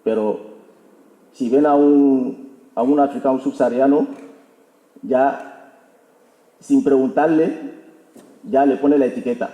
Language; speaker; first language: Spanish; non-native, fluent; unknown